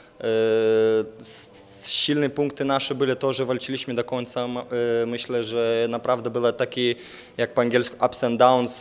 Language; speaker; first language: Polish; non-native, fluent; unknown